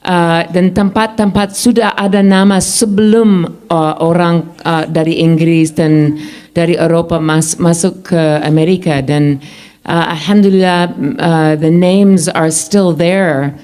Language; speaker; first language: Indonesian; non-native, fluent; English